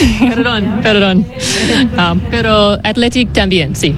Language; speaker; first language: Spanish; non-native, learner; English